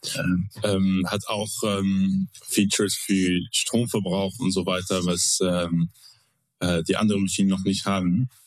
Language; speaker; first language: German; non-native, fluent; Arabic